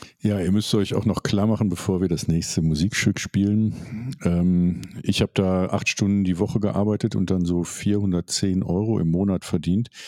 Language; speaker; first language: German; native; German